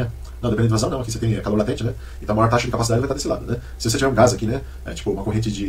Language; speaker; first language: Portuguese; native; Portuguese